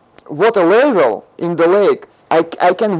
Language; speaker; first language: English; non-native, learner; Russian